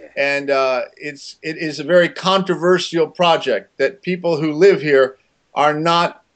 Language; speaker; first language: English; native; English